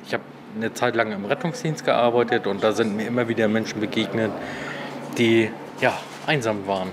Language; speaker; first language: German; native; German